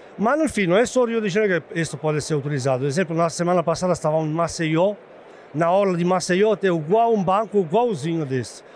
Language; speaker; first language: Portuguese; non-native, fluent; Italian